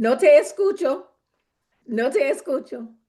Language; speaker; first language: Spanish; non-native, fluent; English